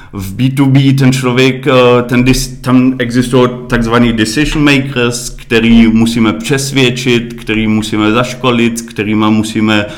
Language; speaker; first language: Czech; early bilingual, heritage; Czech